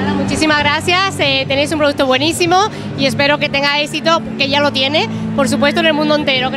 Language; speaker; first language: Spanish; native; Spanish